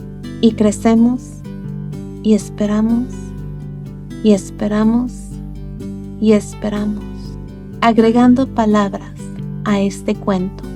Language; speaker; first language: Spanish; early bilingual, other home language; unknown